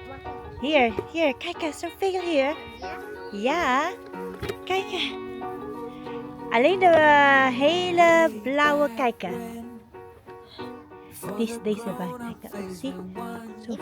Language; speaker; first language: Dutch; non-native, learner; Filipino